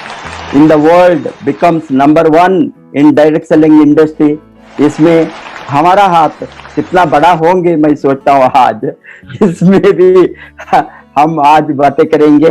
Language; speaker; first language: Hindi; non-native, local second language; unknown